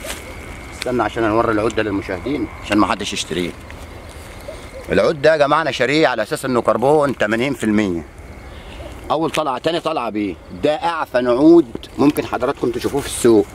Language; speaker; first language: Arabic; native; Arabic